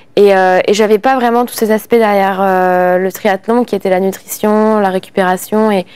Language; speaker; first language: French; native; French